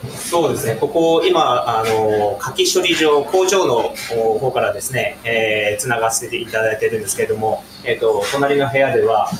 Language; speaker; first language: Japanese; native; Japanese